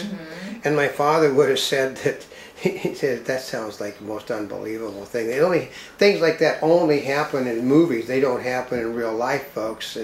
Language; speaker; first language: English; native; English